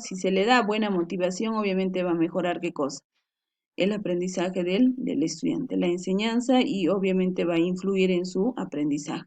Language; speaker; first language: Spanish; native; Spanish